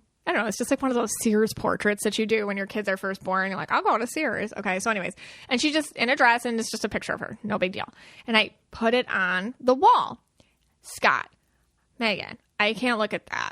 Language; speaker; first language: English; native; English